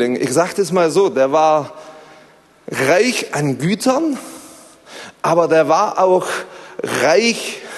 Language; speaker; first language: German; native; German